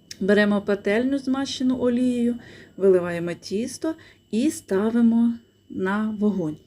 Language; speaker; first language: Ukrainian; native; Ukrainian